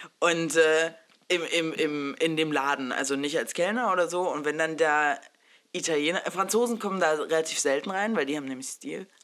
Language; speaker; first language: German; early bilingual, other home language; Spanish